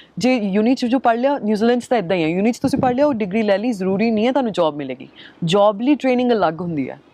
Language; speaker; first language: Punjabi; early bilingual, heritage; Punjabi